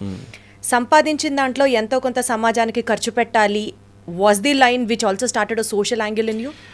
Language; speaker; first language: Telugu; native; Telugu